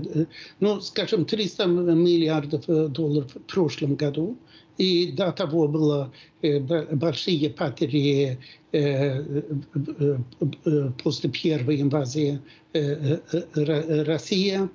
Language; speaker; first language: Russian; non-native, fluent; Swedish